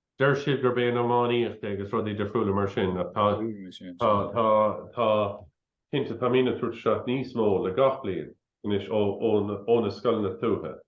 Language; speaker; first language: Irish; non-native, local second language; English